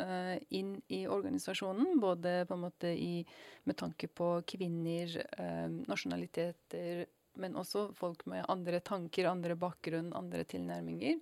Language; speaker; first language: Norwegian; non-native, fluent; Persian